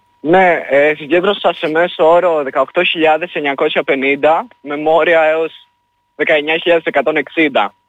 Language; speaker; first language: Greek; early bilingual, other home language; Albanian